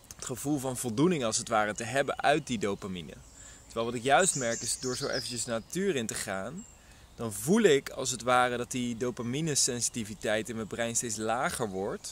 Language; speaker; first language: Dutch; native; Dutch